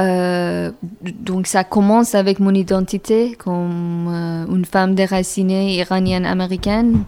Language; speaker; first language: French; non-native, fluent; Persian